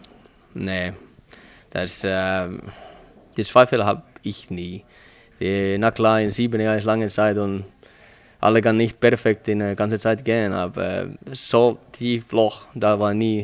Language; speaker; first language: German; non-native, learner; Finnish